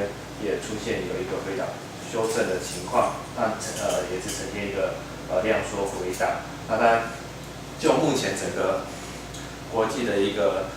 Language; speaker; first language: Chinese; native; Chinese